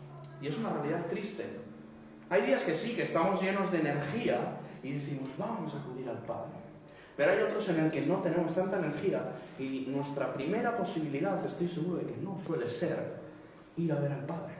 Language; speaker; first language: Spanish; native; Spanish